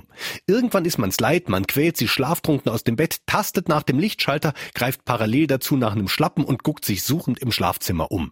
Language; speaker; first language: German; native; German